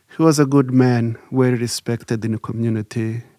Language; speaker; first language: English; non-native, local second language; Kinyarwanda